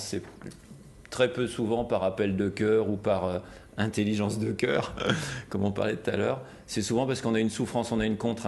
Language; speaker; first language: French; native; French